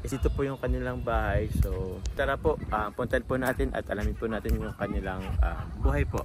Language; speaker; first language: Filipino; native; Filipino